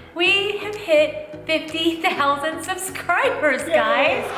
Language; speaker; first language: English; native; English